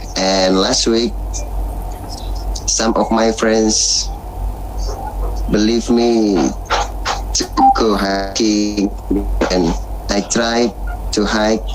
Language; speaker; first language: English; non-native, learner; Indonesian